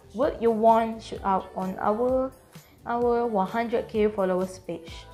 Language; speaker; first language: English; non-native, local second language; Malay